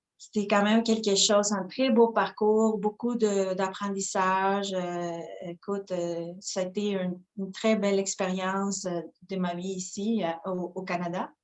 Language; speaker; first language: French; non-native, fluent; Spanish